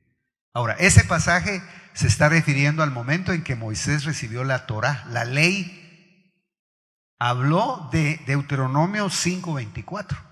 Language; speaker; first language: Spanish; native; Spanish